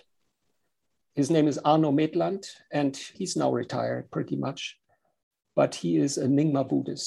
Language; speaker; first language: English; non-native, fluent; German